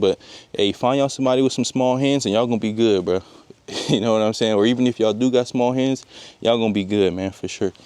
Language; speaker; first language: English; native; English